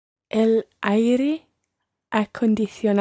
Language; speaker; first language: Spanish; non-native, learner; English